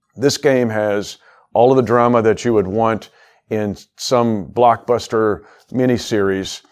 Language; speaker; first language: English; native; English